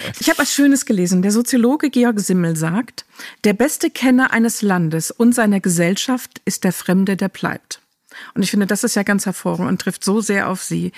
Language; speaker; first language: German; native; German